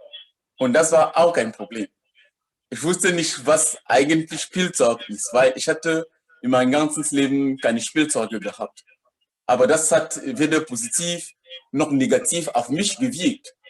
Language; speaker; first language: German; non-native, fluent; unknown